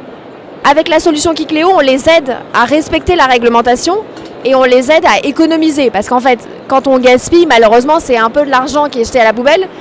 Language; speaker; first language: French; native; French